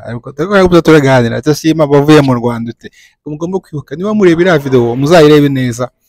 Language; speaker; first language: Kinyarwanda; early bilingual, other home language; French